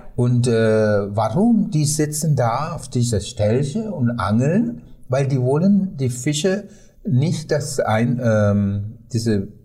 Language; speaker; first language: German; non-native, fluent; Sinhala